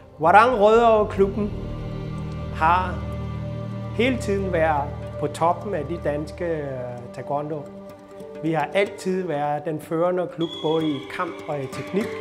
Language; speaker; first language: Danish; non-native, fluent; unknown